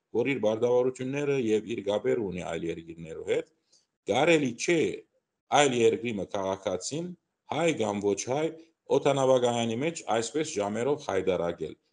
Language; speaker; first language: Armenian; early bilingual, heritage; Armenian